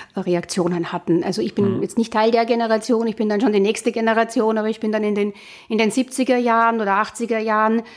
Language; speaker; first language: German; native; German